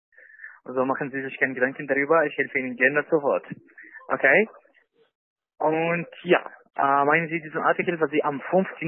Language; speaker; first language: German; non-native, learner; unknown